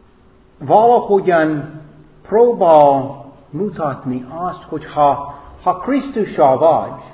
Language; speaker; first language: Hungarian; non-native, fluent; English